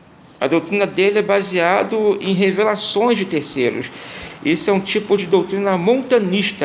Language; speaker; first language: Portuguese; native; Portuguese